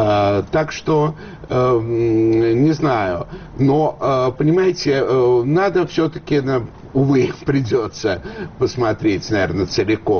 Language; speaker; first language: Russian; native; Russian